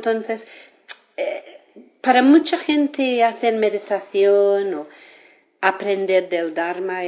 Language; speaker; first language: Spanish; non-native, fluent; English